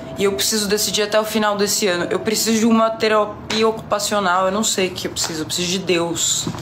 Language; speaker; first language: Portuguese; native; Portuguese